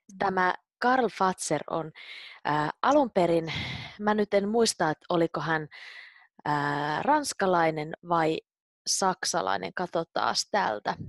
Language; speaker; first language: Finnish; native; Finnish